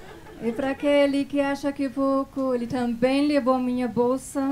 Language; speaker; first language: Portuguese; non-native, fluent; German